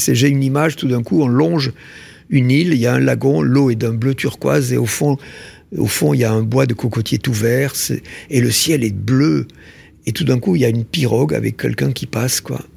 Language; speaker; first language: French; native; French